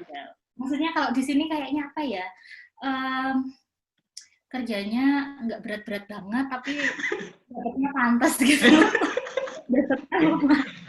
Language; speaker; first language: Indonesian; native; Indonesian